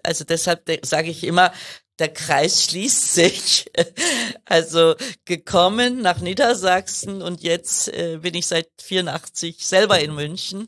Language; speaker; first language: German; early bilingual, other home language; Kurdish